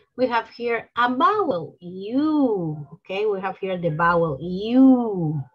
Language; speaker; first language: English; non-native, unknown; Spanish